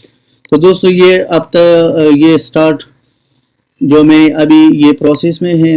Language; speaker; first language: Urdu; non-native, local second language; Pashto